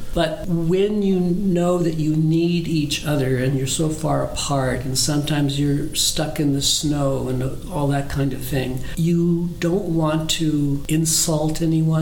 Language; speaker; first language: English; early bilingual, other home language; German